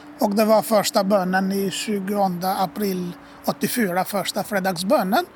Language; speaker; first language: Swedish; non-native, fluent; Albanian